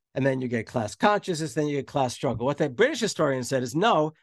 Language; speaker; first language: English; native; English